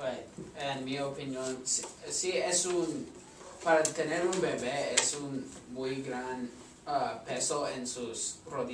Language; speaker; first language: Spanish; non-native, learner; English